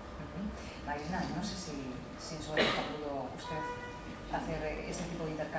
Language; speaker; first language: Spanish; native; Spanish